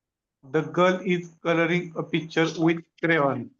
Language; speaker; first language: English; non-native, learner; Hindi